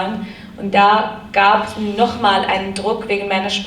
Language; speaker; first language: German; non-native, learner; Kurdish